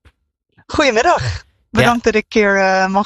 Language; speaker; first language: Dutch; non-native, fluent; English